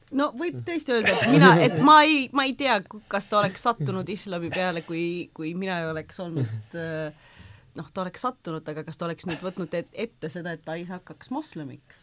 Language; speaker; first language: Estonian; early bilingual, heritage; Estonian